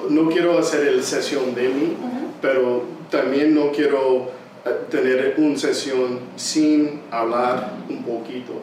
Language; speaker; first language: Spanish; early bilingual, heritage; English